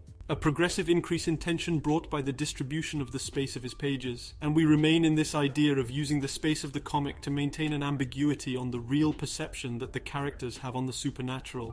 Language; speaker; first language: English; non-native, fluent; French